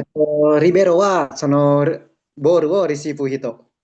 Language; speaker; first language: Japanese; non-native, learner; Indonesian